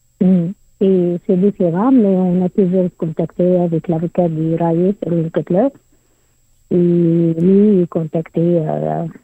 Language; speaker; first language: French; non-native, learner; Arabic